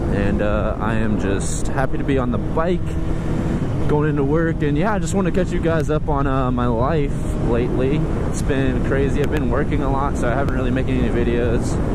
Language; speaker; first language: English; native; English